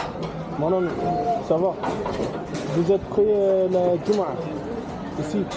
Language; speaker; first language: French; non-native, learner; English